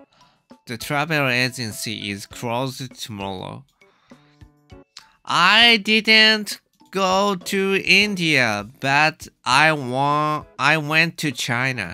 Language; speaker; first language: English; non-native, learner; Japanese